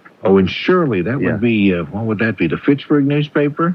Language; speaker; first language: English; native; English